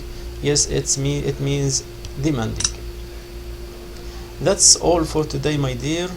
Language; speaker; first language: English; non-native, fluent; Arabic